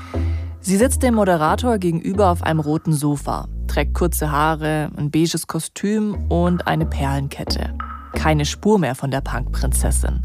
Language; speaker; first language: German; native; German